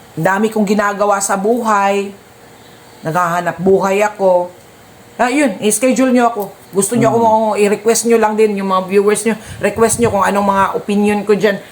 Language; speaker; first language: Filipino; non-native, local second language; Cebuano